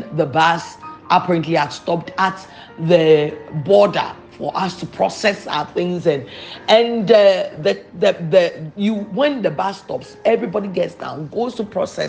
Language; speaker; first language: English; non-native, local second language; Akan